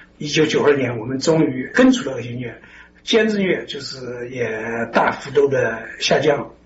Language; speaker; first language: Chinese; native; Chinese